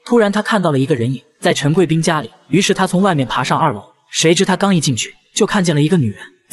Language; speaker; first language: Chinese; native; Chinese